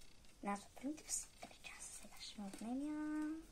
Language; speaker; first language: Bulgarian; early bilingual, heritage; Bulgarian